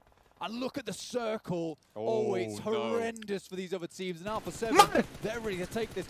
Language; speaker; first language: English; native; English